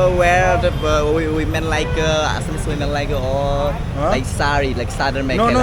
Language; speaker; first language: English; non-native, local second language; Assamese